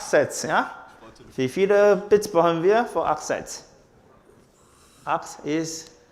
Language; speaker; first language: German; non-native, learner; Chinese